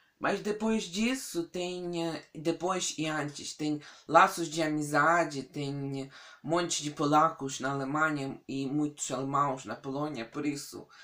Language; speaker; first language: Portuguese; non-native, fluent; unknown